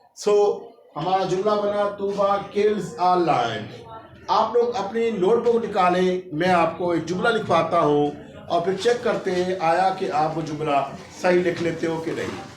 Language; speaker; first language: Urdu; non-native, local second language; Saraiki